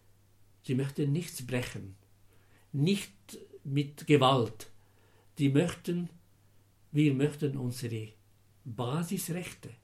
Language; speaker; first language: German; non-native, fluent; Arabic